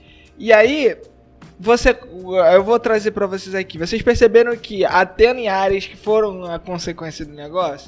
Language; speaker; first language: Portuguese; native; Portuguese